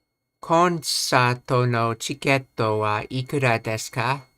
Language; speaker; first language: Japanese; non-native, learner; English